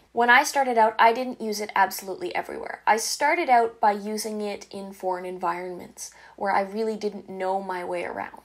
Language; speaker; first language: English; native; English